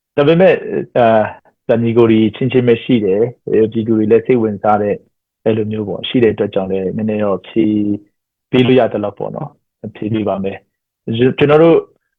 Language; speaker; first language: Burmese; non-native, local second language; Hakha Chin